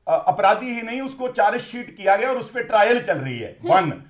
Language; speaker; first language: Hindi; native; Hindi